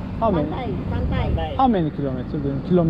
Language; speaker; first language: English; non-native, learner; Turkish